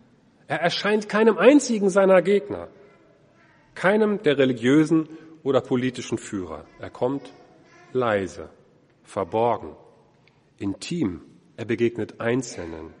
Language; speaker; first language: German; native; German